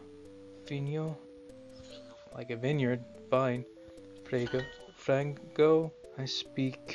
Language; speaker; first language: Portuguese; non-native, learner; English